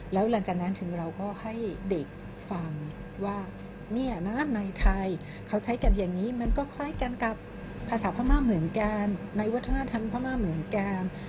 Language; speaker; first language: Thai; non-native, fluent; Burmese